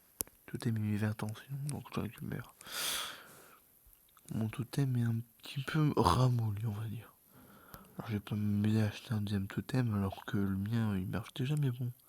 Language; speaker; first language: French; native; French